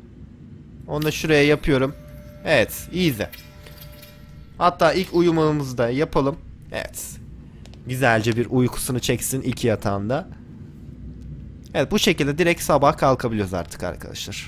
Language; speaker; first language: Turkish; native; Turkish